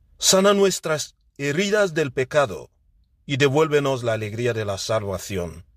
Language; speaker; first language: Spanish; non-native, fluent; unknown